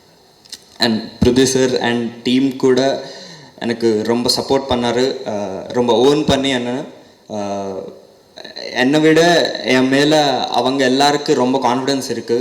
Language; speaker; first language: Tamil; non-native, learner; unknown